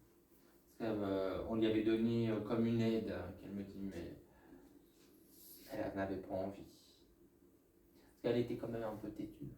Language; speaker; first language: French; native; French